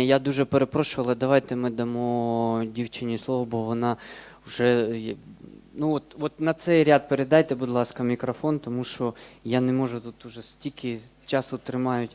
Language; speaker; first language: Ukrainian; native; Ukrainian